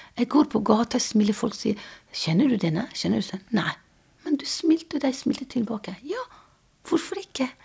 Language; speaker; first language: Norwegian; non-native, fluent; Persian